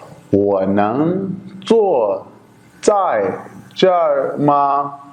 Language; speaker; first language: Chinese; non-native, fluent; Urdu